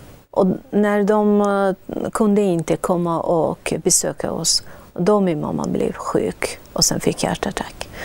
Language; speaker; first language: Swedish; non-native, fluent; Persian